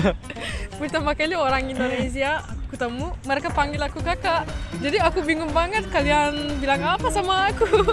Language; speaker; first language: Indonesian; non-native, fluent; Turkish